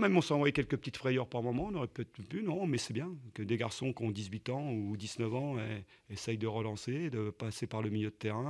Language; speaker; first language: French; native; French